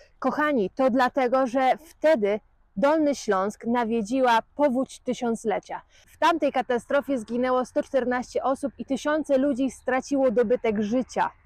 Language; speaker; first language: Polish; native; Polish